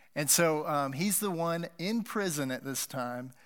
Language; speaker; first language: English; native; English